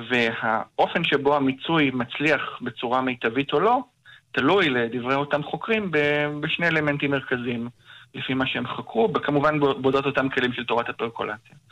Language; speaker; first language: Hebrew; native; Hebrew